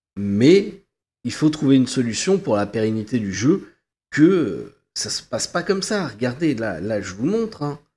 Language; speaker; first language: French; native; French